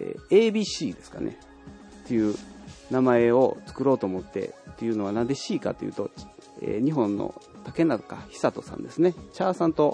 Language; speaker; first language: Japanese; native; Japanese